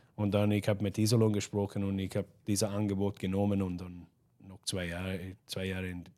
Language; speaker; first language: German; non-native, fluent; English